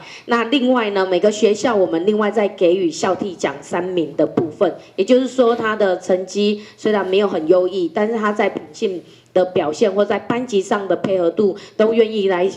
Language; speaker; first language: Chinese; native; Chinese